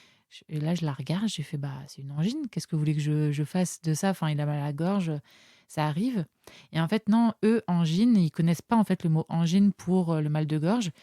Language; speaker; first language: French; native; French